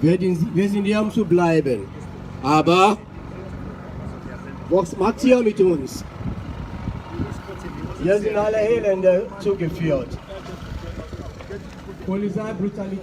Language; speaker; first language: German; non-native, fluent; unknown